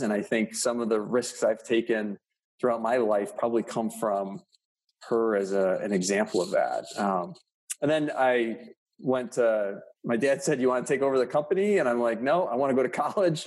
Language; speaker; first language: English; native; English